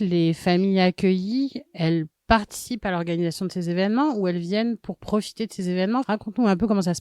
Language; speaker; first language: French; native; French